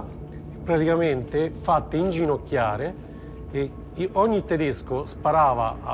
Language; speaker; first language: Italian; native; Italian